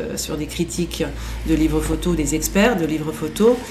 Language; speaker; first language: French; native; French